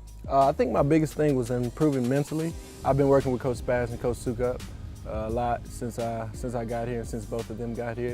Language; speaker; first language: English; native; English